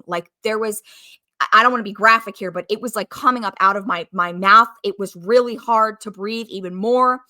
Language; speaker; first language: English; native; English